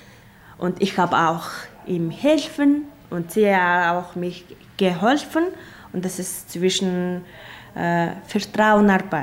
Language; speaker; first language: German; non-native, learner; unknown